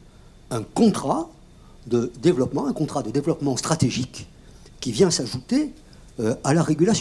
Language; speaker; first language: French; native; French